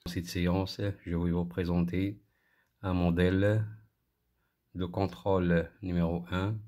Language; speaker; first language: French; non-native, local second language; Arabic